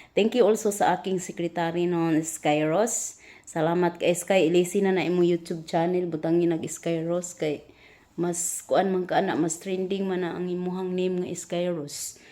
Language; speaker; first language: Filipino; non-native, local second language; Cebuano